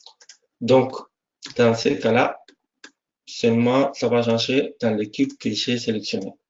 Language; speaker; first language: French; non-native, fluent; Spanish